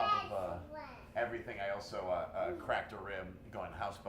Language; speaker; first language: English; native; English